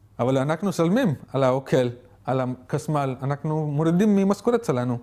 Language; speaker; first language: Hebrew; non-native, learner; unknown